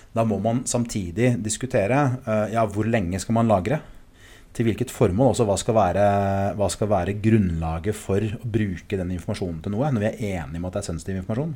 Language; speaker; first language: Norwegian; early bilingual, other home language; English